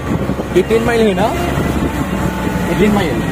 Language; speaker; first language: Hindi; non-native, learner; Bangla